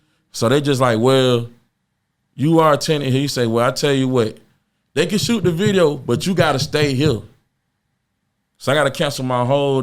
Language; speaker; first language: English; native; English